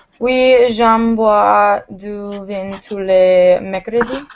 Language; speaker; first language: French; non-native, learner; English